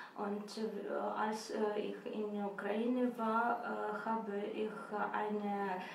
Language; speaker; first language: German; non-native, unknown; Russian